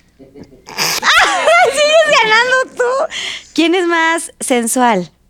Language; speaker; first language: Spanish; native; Spanish